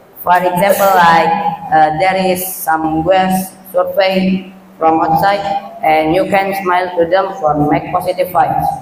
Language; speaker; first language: English; non-native, learner; Indonesian